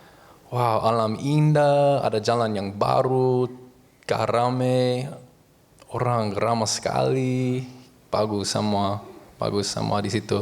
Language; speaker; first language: Indonesian; non-native, learner; English